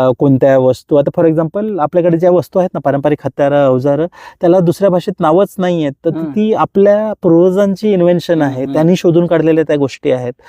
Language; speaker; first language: Marathi; non-native, local second language; Kukna